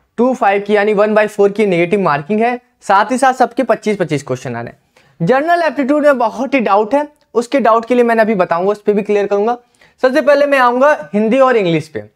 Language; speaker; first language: Hindi; native; Hindi